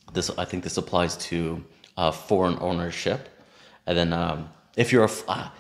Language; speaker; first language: English; native; English